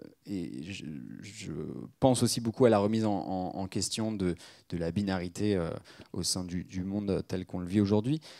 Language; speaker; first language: French; native; French